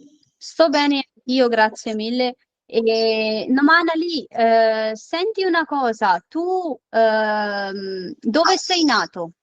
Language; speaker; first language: Italian; non-native, fluent; Urdu